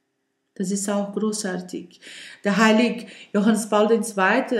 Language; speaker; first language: German; non-native, learner; Portuguese